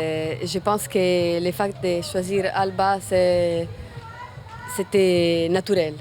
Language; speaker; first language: French; non-native, fluent; Italian